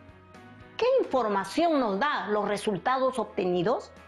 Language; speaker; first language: Spanish; native; Spanish